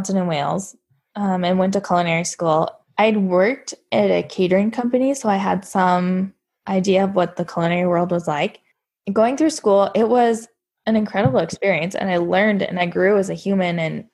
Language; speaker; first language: English; native; English